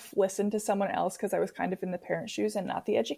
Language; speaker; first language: English; native; English